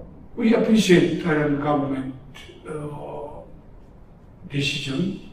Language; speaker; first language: English; non-native, learner; Japanese